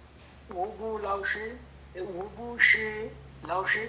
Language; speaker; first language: Chinese; non-native, learner; Amharic